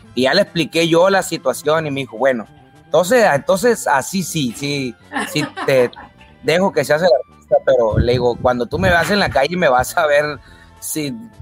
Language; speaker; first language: Spanish; native; Spanish